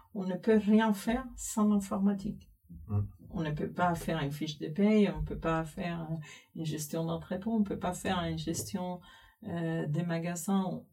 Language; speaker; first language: French; non-native, fluent; Spanish